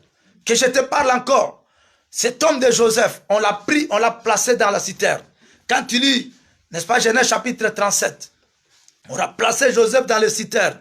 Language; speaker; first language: French; non-native, local second language; Lingala